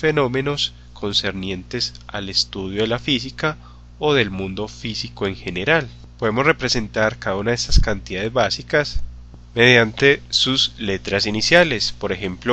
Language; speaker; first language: Spanish; native; Spanish